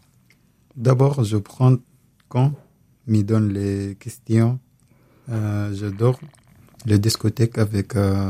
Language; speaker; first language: French; non-native, learner; Arabic